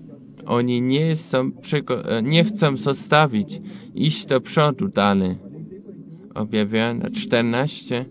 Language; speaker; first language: Polish; non-native, fluent; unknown